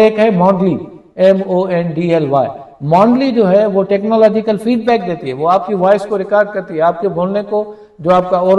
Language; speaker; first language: Urdu; non-native, local second language; Sindhi